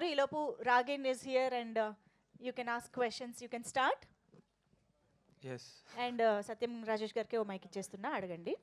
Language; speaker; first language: Telugu; native; Telugu